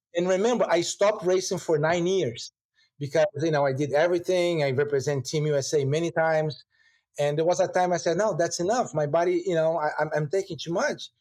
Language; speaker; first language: English; non-native, fluent; Portuguese